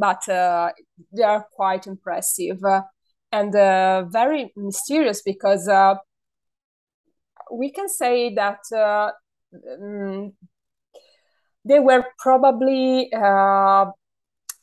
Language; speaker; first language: English; non-native, fluent; Italian